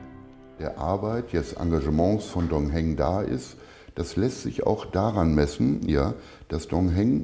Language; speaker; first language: German; native; German